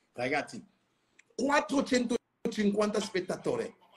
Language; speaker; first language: Italian; non-native, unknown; French